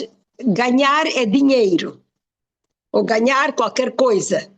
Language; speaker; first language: Portuguese; non-native, fluent; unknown